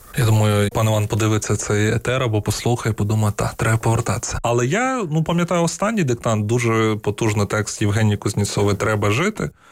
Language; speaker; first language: Ukrainian; non-native, local second language; Russian